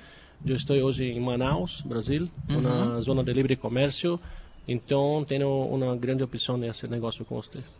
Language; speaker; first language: Spanish; non-native, learner; Portuguese